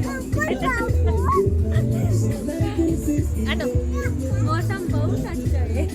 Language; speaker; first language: Hindi; non-native, local second language; Tulu